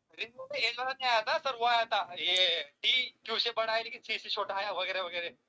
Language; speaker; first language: Hindi; native; Hindi